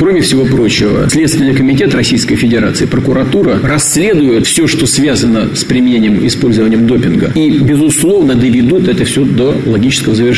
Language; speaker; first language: Russian; native; Russian